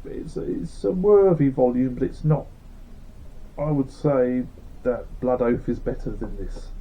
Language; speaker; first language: English; native; English